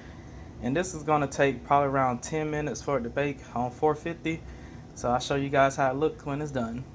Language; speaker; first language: English; native; English